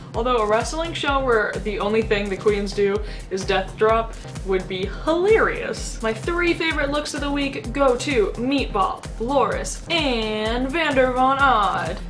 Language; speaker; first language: English; native; English